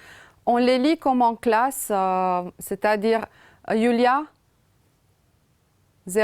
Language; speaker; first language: French; non-native, fluent; Romanian